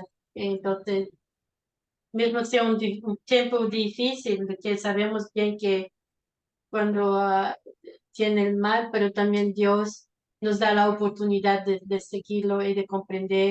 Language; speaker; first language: Spanish; non-native, fluent; Portuguese